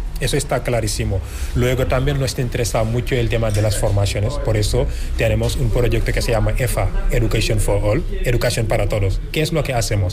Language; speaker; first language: Spanish; non-native, fluent; Wolof